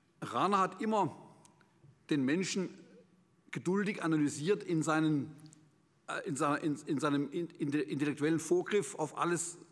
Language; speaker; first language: German; native; German